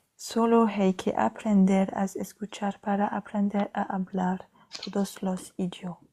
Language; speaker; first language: Spanish; non-native, learner; French